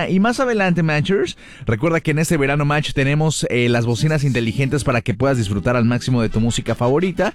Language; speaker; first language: Spanish; native; Spanish